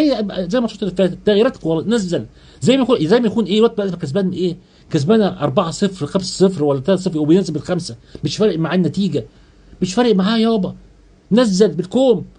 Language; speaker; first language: Arabic; native; Arabic